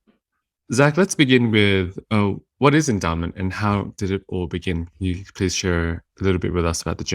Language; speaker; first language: English; native; English